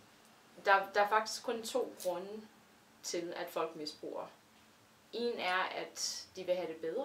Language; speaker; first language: Danish; non-native, fluent; English